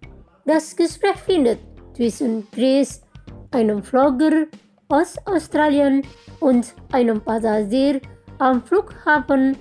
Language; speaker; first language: German; non-native, fluent; Indonesian